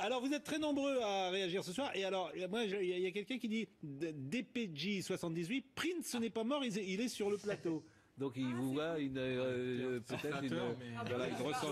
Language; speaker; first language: French; native; French